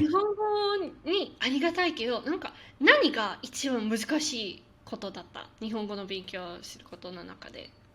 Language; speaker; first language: Japanese; non-native, fluent; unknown